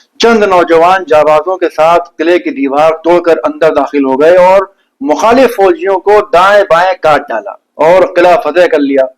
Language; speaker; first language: Urdu; native; Urdu